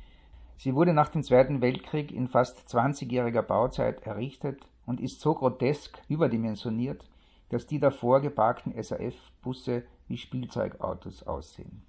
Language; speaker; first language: German; native; German